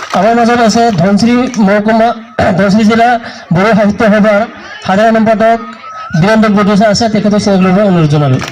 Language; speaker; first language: Assamese; non-native, local second language; Bodo